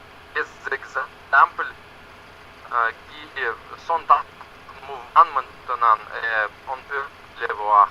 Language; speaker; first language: French; non-native, learner; Russian